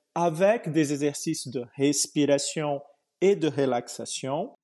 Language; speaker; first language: French; non-native, fluent; Portuguese